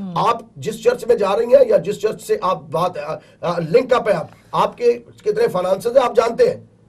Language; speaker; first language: Urdu; non-native, local second language; Punjabi